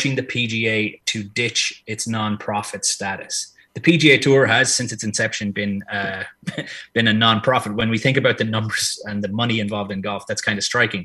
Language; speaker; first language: English; native; English